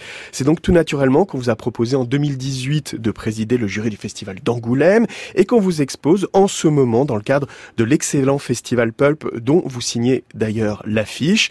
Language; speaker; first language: French; native; French